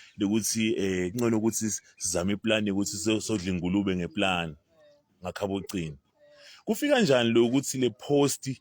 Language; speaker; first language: Zulu; non-native, local second language; Swati